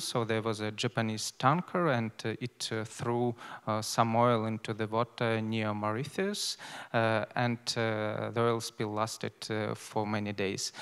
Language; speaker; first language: English; non-native, fluent; Russian